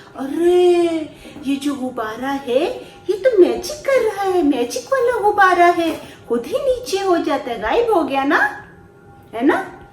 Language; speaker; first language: Urdu; non-native, local second language; Punjabi